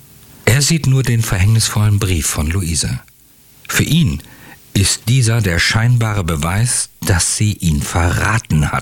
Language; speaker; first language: German; native; German